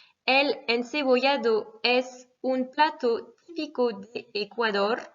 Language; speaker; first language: Spanish; non-native, fluent; French